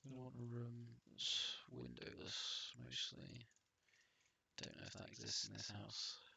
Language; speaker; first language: English; native; English